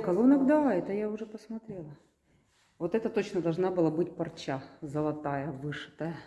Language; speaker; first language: Russian; native; Russian